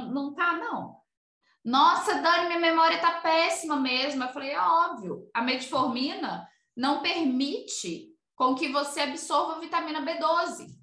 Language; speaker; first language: Portuguese; native; Portuguese